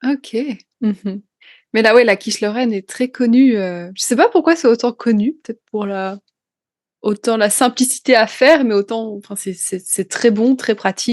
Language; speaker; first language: French; native; French